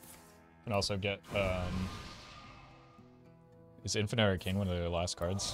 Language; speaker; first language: English; native; English